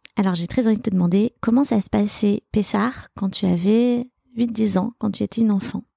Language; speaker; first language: French; native; French